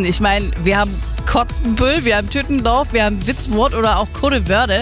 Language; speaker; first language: German; native; German